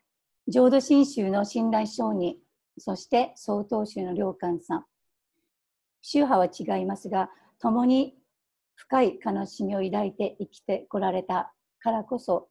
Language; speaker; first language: Japanese; native; Japanese